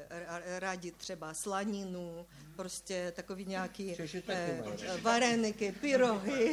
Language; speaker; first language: Czech; non-native, fluent; Ukrainian